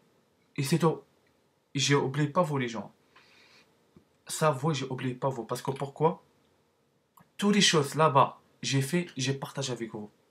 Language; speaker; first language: French; non-native, learner; Arabic